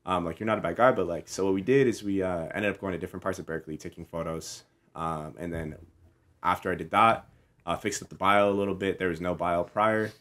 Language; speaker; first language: English; native; English